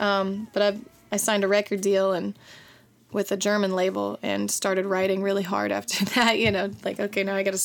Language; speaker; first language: English; native; English